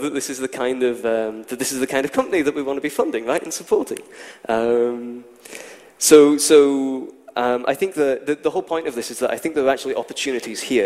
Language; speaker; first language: English; native; English